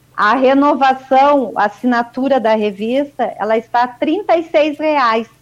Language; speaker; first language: Portuguese; native; Portuguese